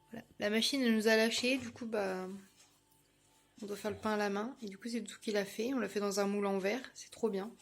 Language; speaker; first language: French; native; French